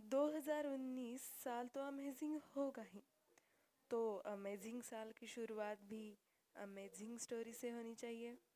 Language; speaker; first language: Hindi; non-native, local second language; Marathi